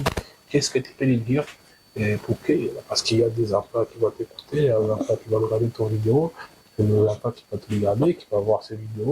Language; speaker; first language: French; non-native, fluent; Kinyarwanda